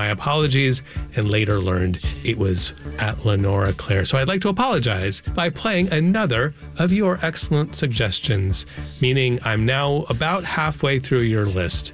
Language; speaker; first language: English; native; English